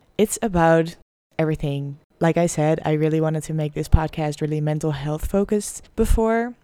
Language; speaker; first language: English; non-native, fluent; Dutch